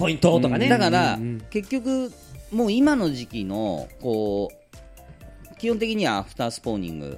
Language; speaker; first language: Japanese; native; Japanese